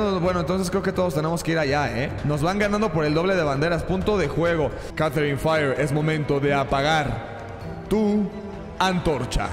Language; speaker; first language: Spanish; native; Spanish